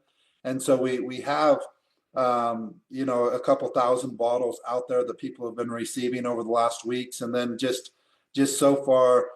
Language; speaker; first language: English; native; English